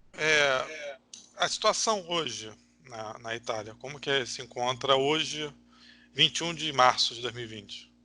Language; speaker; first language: Portuguese; native; Portuguese